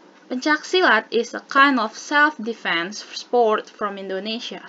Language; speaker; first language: English; non-native, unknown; Indonesian